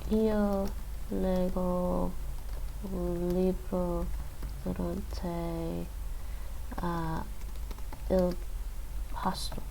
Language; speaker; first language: Italian; non-native, learner; English